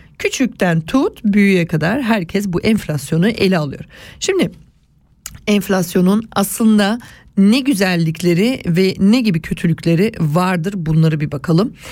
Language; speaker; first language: Turkish; early bilingual, heritage; Turkish